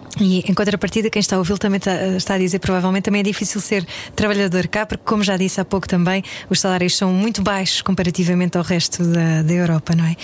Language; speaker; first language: Portuguese; native; Portuguese